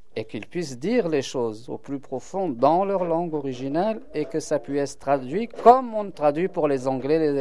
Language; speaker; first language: French; non-native, local second language; Kabyle